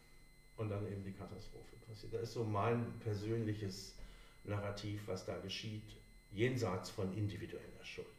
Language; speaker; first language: German; native; German